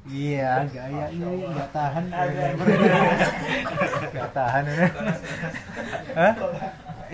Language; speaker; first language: Arabic; non-native, fluent; Indonesian